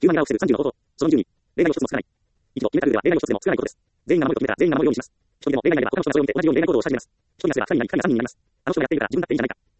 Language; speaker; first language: Japanese; native; Japanese